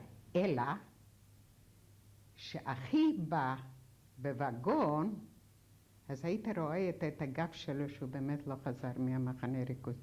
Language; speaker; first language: Hebrew; non-native, fluent; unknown